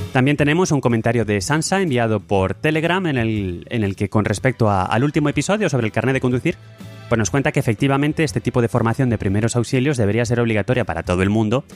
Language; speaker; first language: Spanish; native; Spanish